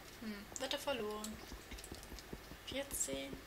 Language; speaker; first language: German; native; German